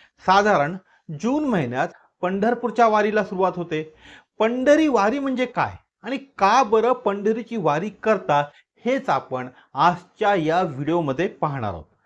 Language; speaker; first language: Marathi; native; Marathi